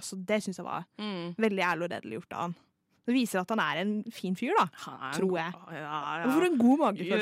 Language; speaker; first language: Norwegian; native; Norwegian